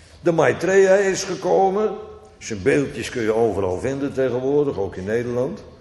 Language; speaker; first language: Dutch; native; Dutch